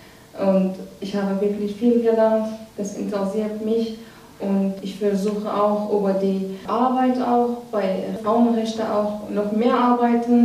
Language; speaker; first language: German; non-native, learner; Persian